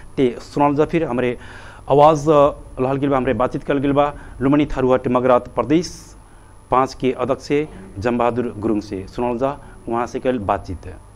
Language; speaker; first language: Bhojpuri; native; Bhojpuri